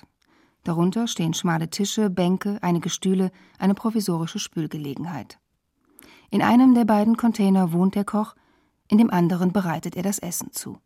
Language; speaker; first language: German; native; German